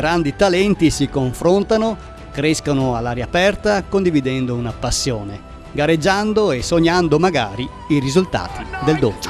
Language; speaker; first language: Italian; native; Italian